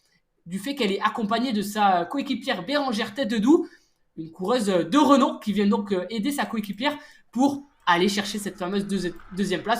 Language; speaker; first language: French; native; French